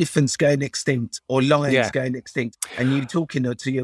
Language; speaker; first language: English; early bilingual, other home language; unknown